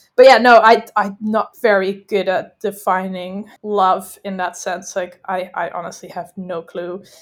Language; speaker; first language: English; non-native, fluent; Dutch